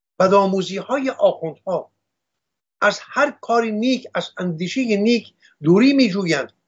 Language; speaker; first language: Persian; non-native, local second language; Armenian